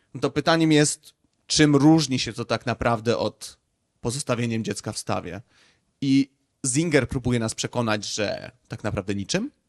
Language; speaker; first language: Polish; native; Polish